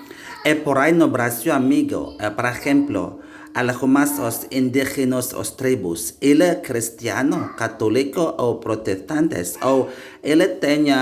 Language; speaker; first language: Portuguese; non-native, learner; Indonesian